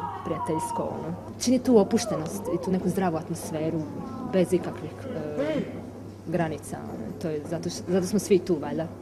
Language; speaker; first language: Bosnian; native; Bosnian